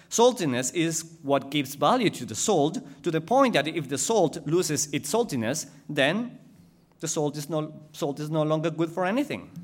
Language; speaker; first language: English; non-native, fluent; Spanish